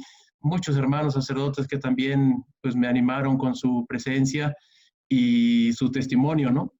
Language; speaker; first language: Spanish; native; Spanish